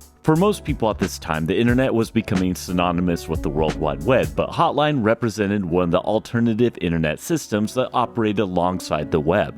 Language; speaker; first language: English; native; English